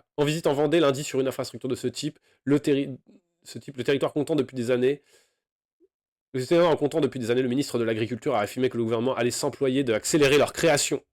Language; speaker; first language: French; native; French